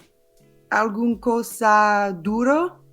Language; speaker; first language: Spanish; non-native, learner; English